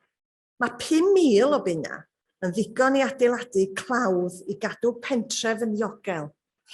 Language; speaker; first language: Welsh; native; Welsh